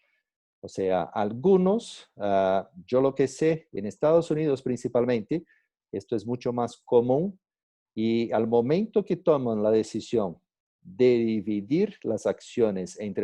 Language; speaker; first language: Spanish; non-native, fluent; Portuguese